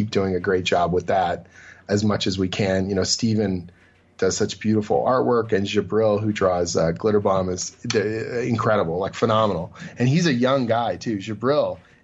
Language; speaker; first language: English; native; English